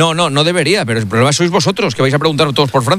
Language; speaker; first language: Spanish; native; Spanish